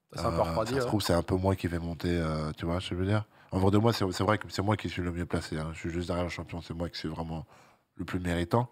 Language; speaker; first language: French; native; French